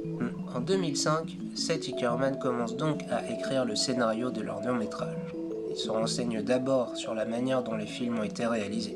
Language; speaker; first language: French; native; French